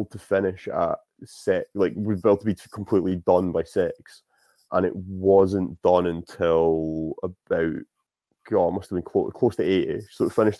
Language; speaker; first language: English; native; English